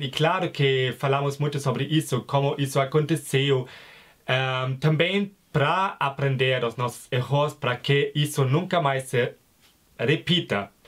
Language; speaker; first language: Portuguese; non-native, fluent; German